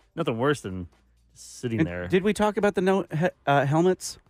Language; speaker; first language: English; native; English